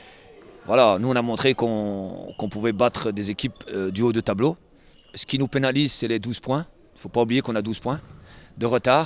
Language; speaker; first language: French; native; French